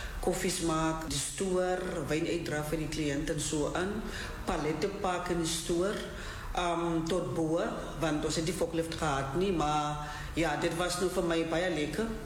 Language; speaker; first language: Afrikaans; non-native, local second language; Southern Sotho